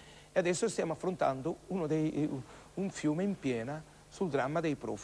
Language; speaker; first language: Italian; native; Italian